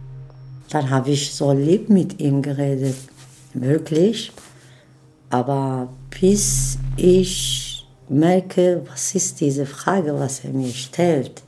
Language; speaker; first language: German; non-native, fluent; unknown